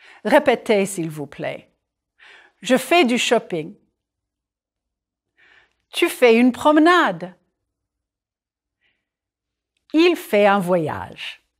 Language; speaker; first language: French; non-native, fluent; English